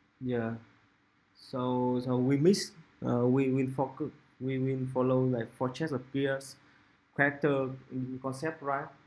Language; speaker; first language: English; non-native, local second language; Vietnamese